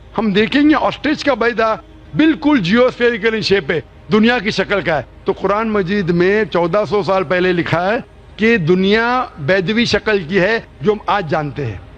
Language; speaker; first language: Urdu; non-native, local second language; Konkani